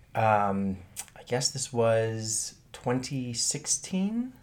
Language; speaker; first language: English; early bilingual, other home language; German